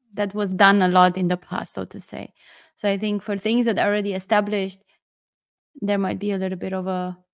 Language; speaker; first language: English; non-native, fluent; Romanian